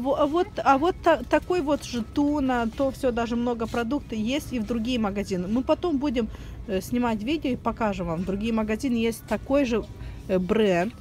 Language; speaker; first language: Russian; non-native, fluent; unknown